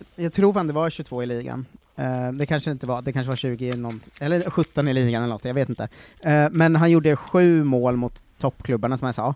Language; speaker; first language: Swedish; native; Swedish